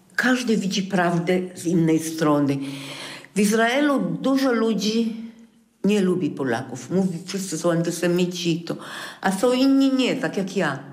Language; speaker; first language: Polish; native; Polish